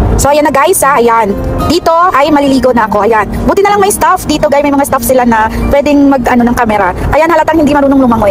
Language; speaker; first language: Filipino; non-native, local second language; Cebuano